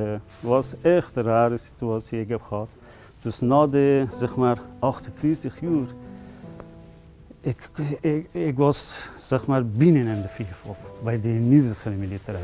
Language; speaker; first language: Dutch; non-native, learner; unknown